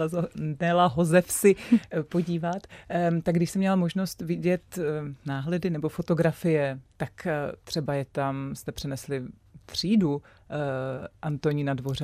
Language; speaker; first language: Czech; native; Czech